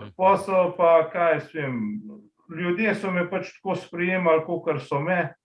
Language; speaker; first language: Slovenian; native; Slovenian